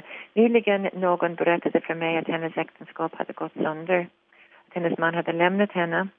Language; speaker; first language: Swedish; non-native, fluent; English